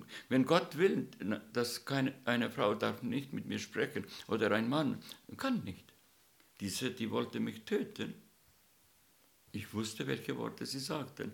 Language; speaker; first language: German; non-native, learner; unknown